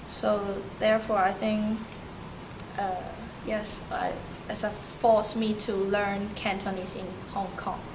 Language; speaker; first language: English; early bilingual, other home language; Turkish